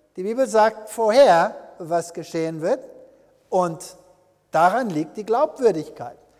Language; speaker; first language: German; early bilingual, heritage; German